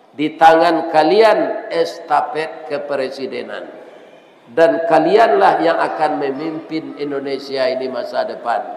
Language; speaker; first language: Malay; non-native, local second language; Minangkabau